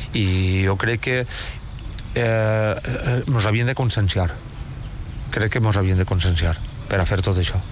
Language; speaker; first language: Catalan; native; Catalan